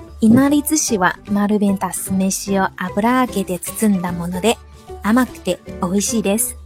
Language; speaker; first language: Japanese; non-native, fluent; Chinese